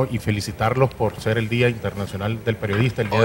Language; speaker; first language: Spanish; native; Spanish